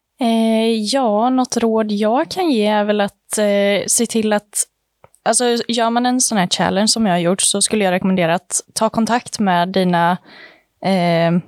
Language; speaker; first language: Swedish; native; Swedish